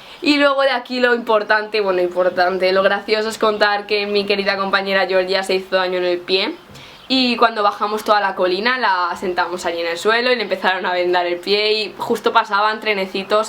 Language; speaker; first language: Spanish; native; Spanish